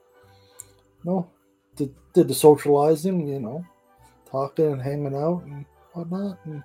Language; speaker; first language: English; native; English